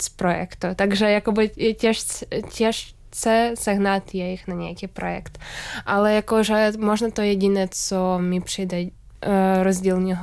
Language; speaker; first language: Czech; non-native, learner; Ukrainian